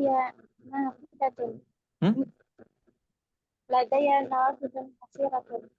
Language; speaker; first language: Arabic; non-native, learner; Indonesian